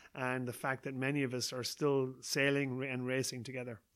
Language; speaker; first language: English; native; English